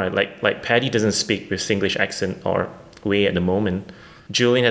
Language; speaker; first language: English; non-native, local second language; Chinese